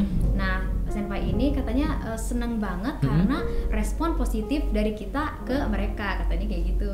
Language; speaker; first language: Indonesian; native; Indonesian